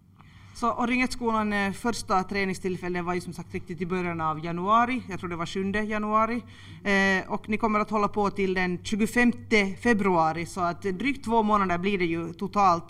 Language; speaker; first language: Swedish; native; Swedish